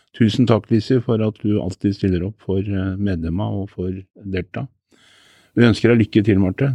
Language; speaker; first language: Norwegian; native; Norwegian